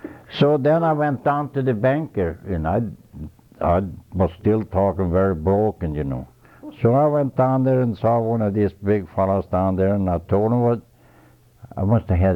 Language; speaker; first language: English; non-native, fluent; Swedish